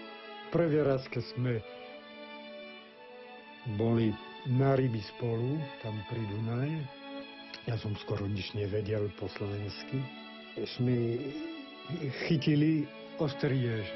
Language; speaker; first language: Slovak; non-native, fluent; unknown